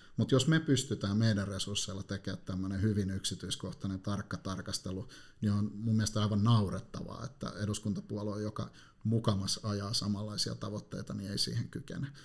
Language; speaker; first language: Finnish; native; Finnish